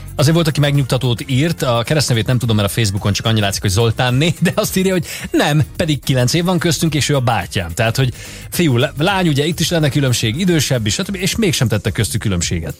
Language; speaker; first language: Hungarian; native; Hungarian